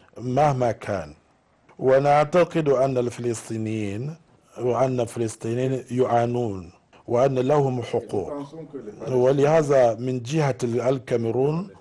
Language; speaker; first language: Arabic; non-native, fluent; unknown